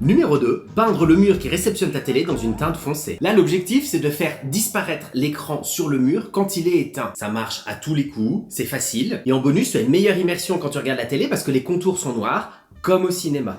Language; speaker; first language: French; native; French